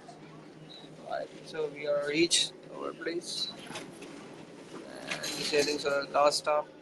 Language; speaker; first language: English; non-native, fluent; Urdu